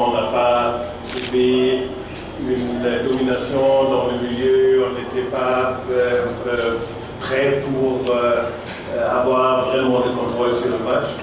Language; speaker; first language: French; non-native, fluent; German